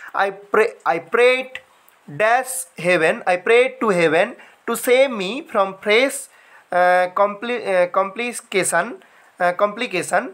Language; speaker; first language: English; non-native, local second language; Bangla